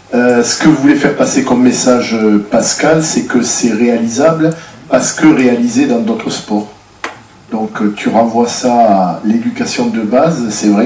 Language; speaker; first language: French; native; French